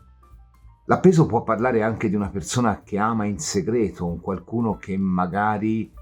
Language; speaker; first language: Italian; native; Italian